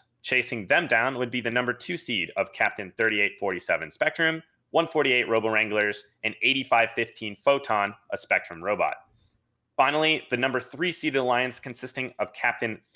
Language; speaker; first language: English; native; English